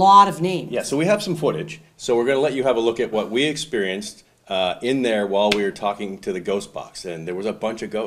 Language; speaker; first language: English; native; English